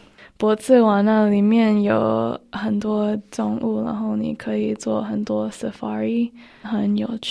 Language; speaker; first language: Chinese; early bilingual, heritage; Chinese